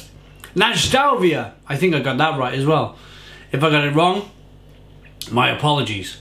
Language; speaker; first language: English; native; English